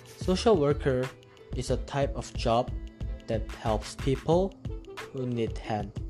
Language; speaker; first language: English; early bilingual, other home language; Korean